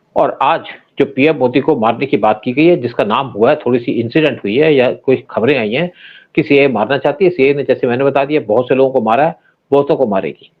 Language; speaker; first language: Hindi; native; Hindi